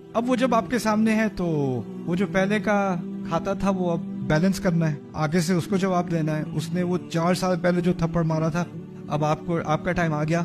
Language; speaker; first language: Urdu; early bilingual, heritage; Urdu